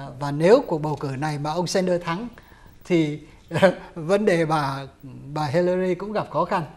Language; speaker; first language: Vietnamese; native; Vietnamese